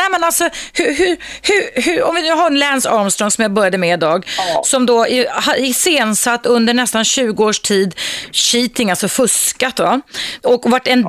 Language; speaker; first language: Swedish; native; Swedish